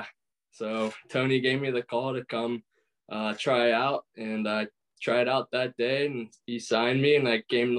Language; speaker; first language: English; native; English